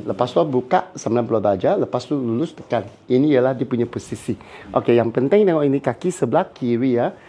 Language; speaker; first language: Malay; non-native, local second language; Cantonese